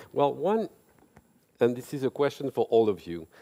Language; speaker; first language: English; non-native, fluent; French